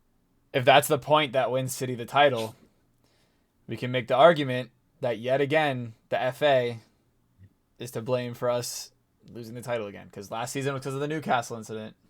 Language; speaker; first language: English; native; English